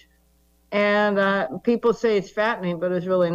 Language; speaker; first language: English; native; English